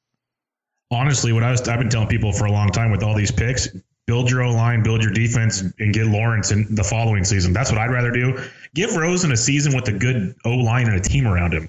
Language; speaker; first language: English; native; English